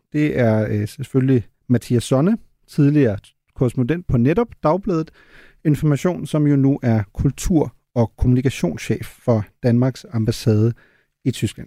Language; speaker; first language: Danish; native; Danish